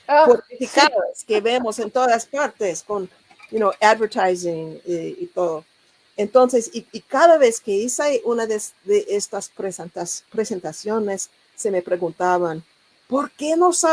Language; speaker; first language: Spanish; non-native, learner; English